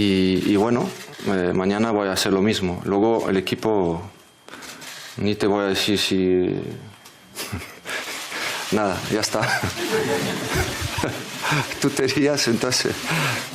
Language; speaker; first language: Spanish; non-native, fluent; French